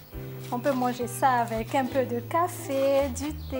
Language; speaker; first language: French; non-native, learner; Malagasy